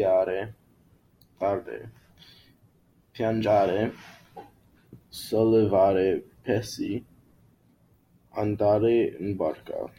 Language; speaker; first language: Italian; non-native, learner; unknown